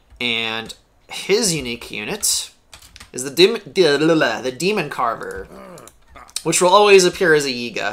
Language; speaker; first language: English; native; English